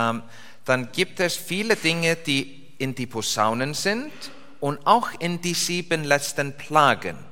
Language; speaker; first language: German; non-native, learner; Icelandic